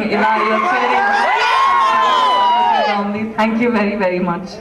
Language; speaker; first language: Telugu; non-native, learner; Tamil